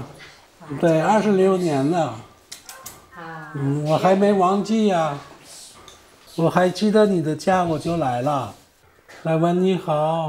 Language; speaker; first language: Chinese; non-native, fluent; French